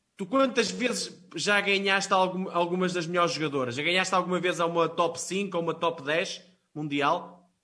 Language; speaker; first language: Portuguese; native; Portuguese